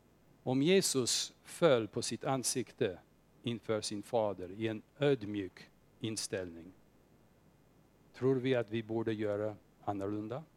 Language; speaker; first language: Swedish; non-native, fluent; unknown